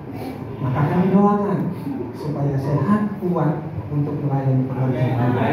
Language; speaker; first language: Indonesian; native; Indonesian